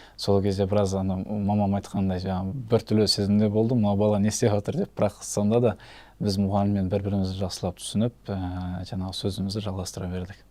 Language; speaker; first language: Kazakh; non-native, local second language; Turkish